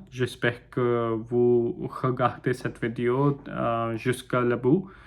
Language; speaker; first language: French; non-native, learner; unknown